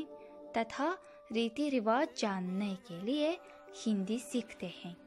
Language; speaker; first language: Hindi; non-native, learner; Uzbek